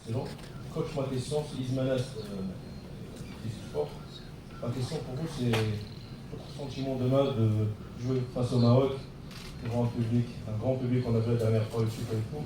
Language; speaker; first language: French; non-native, local second language; Arabic